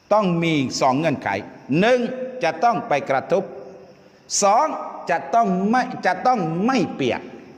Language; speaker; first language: Thai; non-native, local second language; Malay